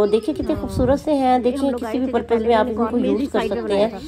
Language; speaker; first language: Urdu; native; Urdu